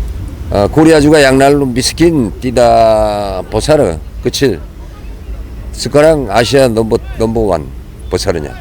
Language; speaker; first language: Indonesian; non-native, learner; Korean